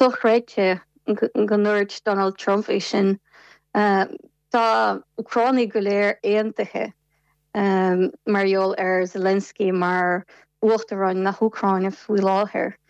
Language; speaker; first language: Irish; non-native, fluent; Ukrainian